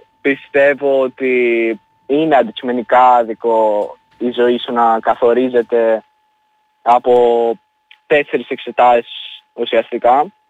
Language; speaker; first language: Greek; early bilingual, other home language; Albanian